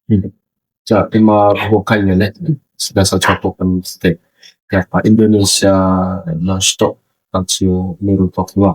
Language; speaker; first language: Japanese; non-native, learner; Indonesian